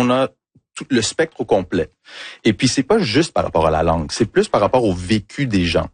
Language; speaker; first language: French; early bilingual, heritage; French